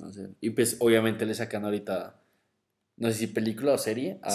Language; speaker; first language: Spanish; native; Spanish